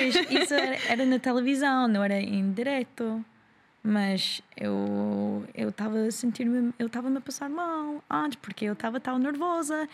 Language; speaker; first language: Portuguese; non-native, learner; English